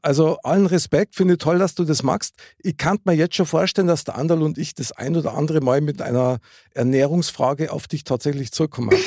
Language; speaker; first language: German; native; German